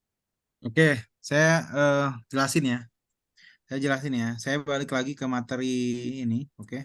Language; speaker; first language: Indonesian; native; Indonesian